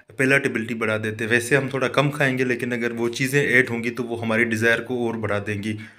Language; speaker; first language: Urdu; non-native, local second language; Sindhi